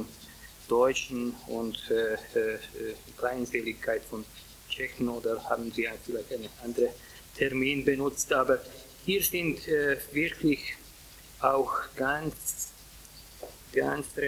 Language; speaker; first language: German; non-native, fluent; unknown